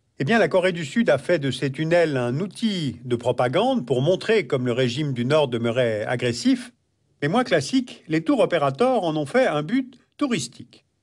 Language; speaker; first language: French; native; French